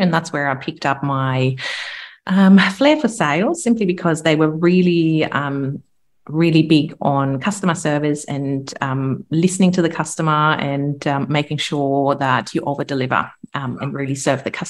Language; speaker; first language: English; non-native, fluent; German